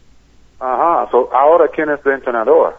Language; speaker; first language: Spanish; non-native, learner; English